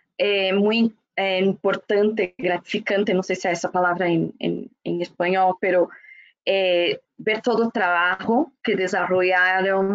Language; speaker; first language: Spanish; non-native, fluent; Portuguese